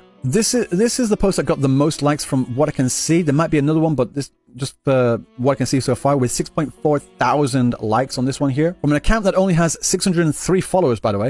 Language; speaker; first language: English; native; English